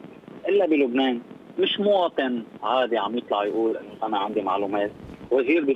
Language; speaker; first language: Arabic; native; Arabic